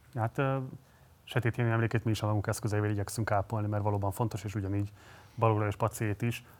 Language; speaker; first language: Hungarian; native; Hungarian